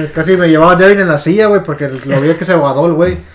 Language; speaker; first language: Spanish; early bilingual, heritage; Spanish